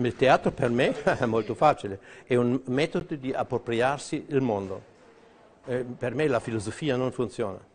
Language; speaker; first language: Italian; non-native, fluent; German